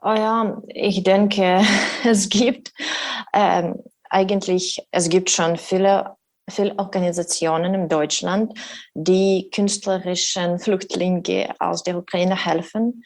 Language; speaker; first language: German; non-native, learner; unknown